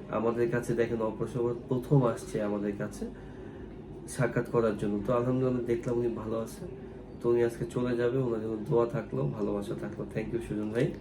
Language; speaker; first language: Bangla; native; Bangla